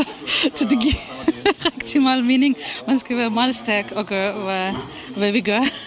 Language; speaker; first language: Danish; non-native, fluent; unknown